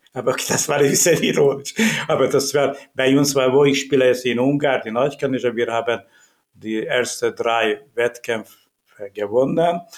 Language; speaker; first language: German; non-native, learner; Hungarian